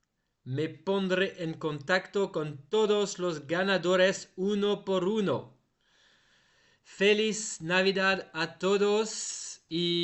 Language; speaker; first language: Spanish; non-native, fluent; French